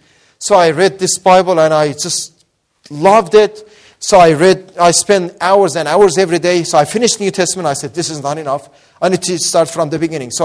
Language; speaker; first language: English; non-native, fluent; Persian